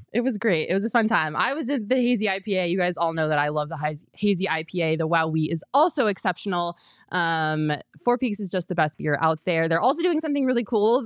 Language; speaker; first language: English; native; English